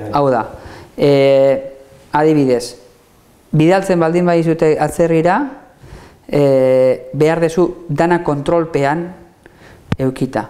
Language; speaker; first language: Basque; native; Basque